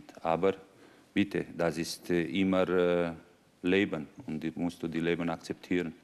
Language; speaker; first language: German; non-native, fluent; Romanian